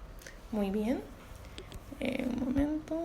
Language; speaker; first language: Spanish; non-native, learner; English